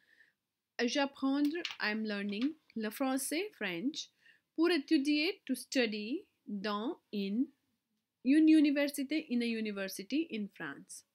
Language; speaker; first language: French; non-native, fluent; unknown